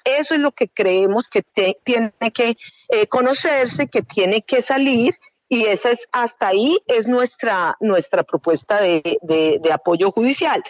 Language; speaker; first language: Spanish; native; Spanish